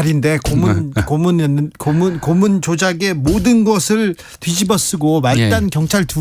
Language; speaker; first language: Korean; native; Korean